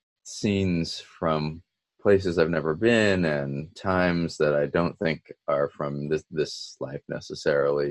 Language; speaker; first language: English; native; English